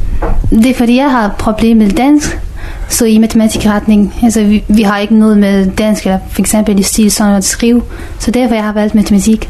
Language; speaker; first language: Danish; non-native, learner; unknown